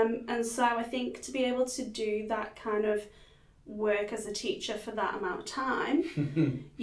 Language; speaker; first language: English; native; English